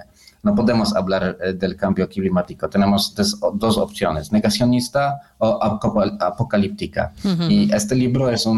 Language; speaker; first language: Spanish; non-native, learner; Polish